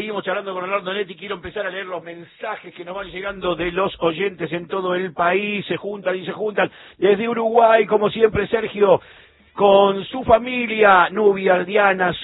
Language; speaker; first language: Spanish; native; Spanish